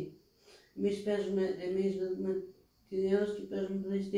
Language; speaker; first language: Greek; early bilingual, other home language; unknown